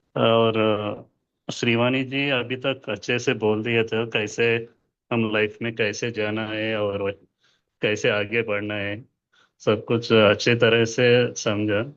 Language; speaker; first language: Hindi; non-native, local second language; Telugu